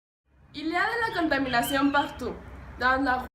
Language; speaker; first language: French; non-native, learner; Spanish